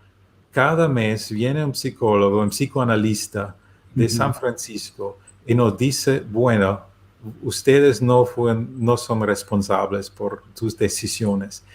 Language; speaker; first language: Spanish; non-native, learner; German